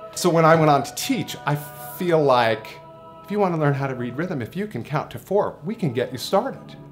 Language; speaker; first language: English; native; English